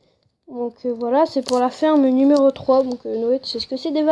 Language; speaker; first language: French; native; French